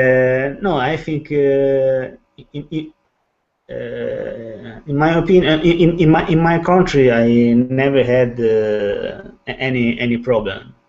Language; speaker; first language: English; non-native, learner; Italian